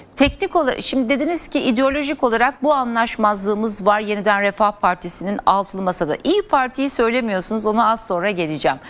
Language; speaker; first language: Turkish; native; Turkish